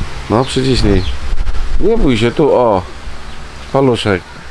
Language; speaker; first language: Polish; native; Polish